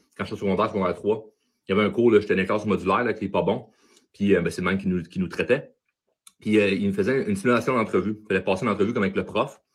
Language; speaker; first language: French; native; French